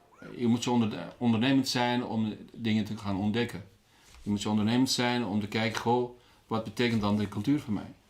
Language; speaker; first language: Dutch; non-native, fluent; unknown